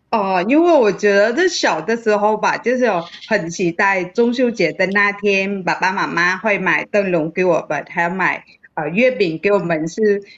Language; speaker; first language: Chinese; non-native, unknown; Vietnamese